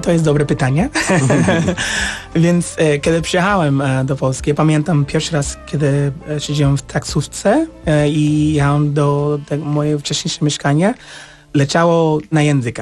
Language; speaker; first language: Polish; non-native, fluent; English